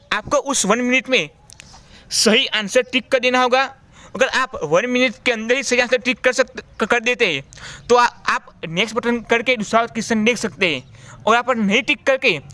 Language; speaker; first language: Hindi; non-native, local second language; Gujarati